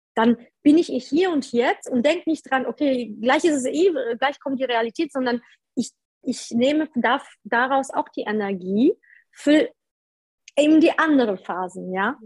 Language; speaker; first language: German; early bilingual, other home language; Polish